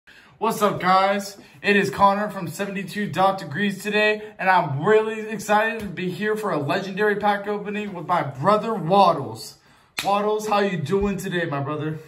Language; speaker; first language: English; native; English